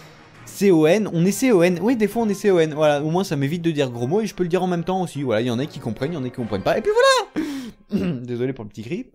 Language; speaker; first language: French; native; French